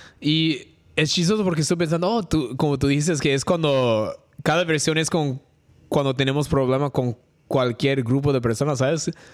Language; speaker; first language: Spanish; early bilingual, heritage; Spanish